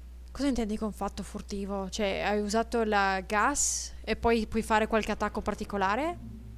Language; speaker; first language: Italian; early bilingual, other home language; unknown